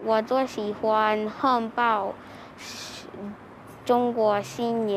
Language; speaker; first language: Chinese; non-native, learner; English